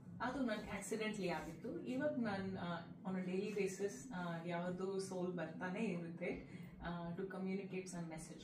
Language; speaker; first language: Kannada; non-native, local second language; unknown